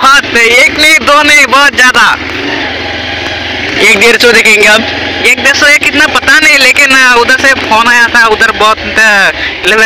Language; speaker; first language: Hindi; non-native, local second language; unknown